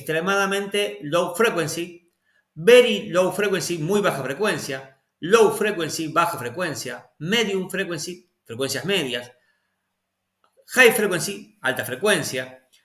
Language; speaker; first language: Spanish; native; Spanish